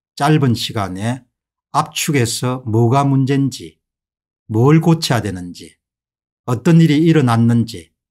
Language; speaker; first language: Korean; native; Korean